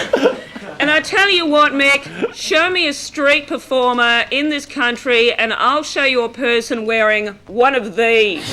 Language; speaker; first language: English; native; English